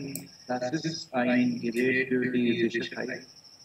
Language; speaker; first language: German; non-native, learner; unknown